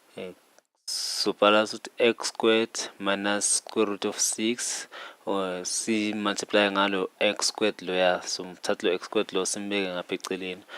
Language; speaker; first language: Zulu; native; Zulu